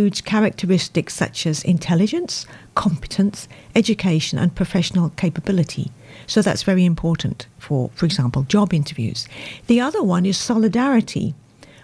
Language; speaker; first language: English; native; English